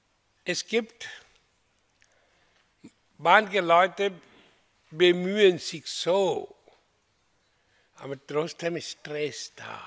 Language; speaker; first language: German; non-native, fluent; Hindi